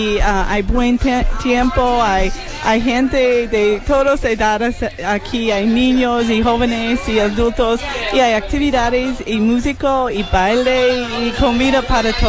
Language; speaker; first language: Spanish; non-native, learner; English